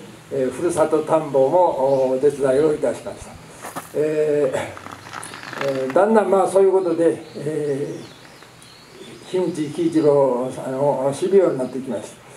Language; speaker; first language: Japanese; native; Japanese